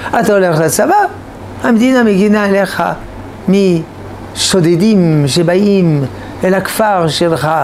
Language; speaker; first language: Hebrew; non-native, fluent; French